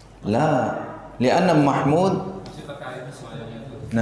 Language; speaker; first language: Arabic; non-native, fluent; Indonesian